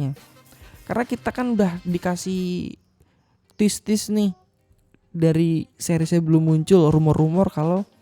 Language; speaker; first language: Indonesian; native; Indonesian